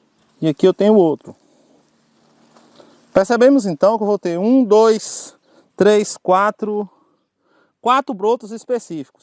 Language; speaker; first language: Portuguese; native; Portuguese